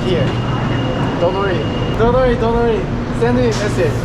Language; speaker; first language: English; non-native, learner; Korean